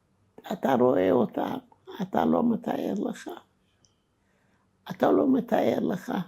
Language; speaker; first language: Hebrew; non-native, fluent; Romanian